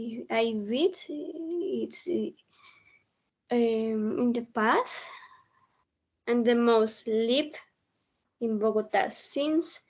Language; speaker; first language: English; non-native, learner; Spanish